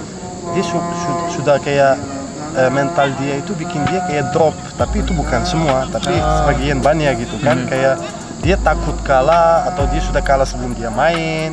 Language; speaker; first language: Indonesian; non-native, fluent; Arabic